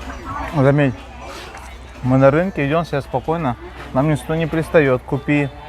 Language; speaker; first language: Russian; native; Russian